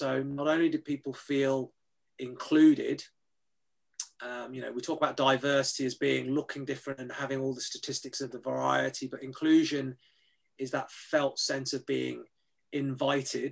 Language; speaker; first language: English; native; English